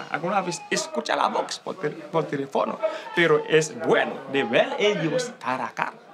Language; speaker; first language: Spanish; non-native, learner; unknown